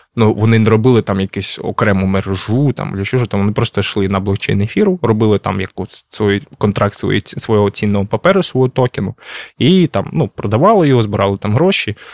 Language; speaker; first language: Ukrainian; non-native, local second language; Russian